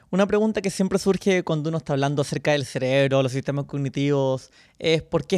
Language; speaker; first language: Spanish; native; Spanish